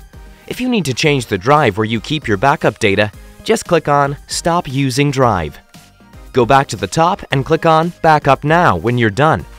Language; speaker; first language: English; non-native, fluent; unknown